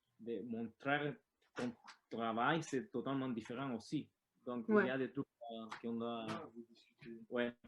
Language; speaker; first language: French; non-native, learner; Spanish